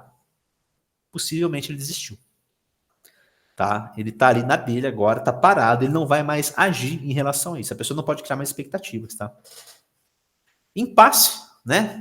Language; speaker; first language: Portuguese; native; Portuguese